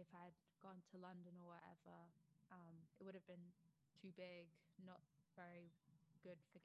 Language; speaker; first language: English; native; English